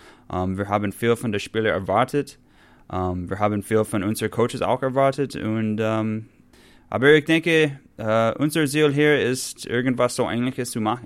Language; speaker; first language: German; non-native, fluent; English